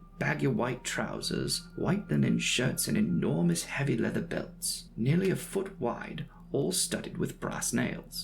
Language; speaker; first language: English; native; English